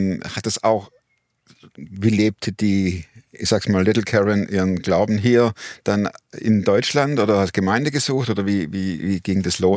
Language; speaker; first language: German; native; German